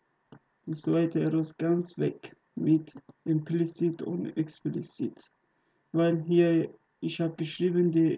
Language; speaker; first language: German; non-native, learner; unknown